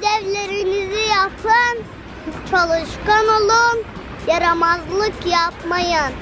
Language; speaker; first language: Turkish; early bilingual, other home language; Arabic